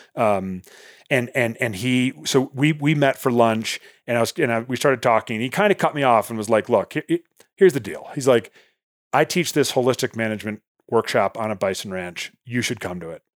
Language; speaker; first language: English; native; English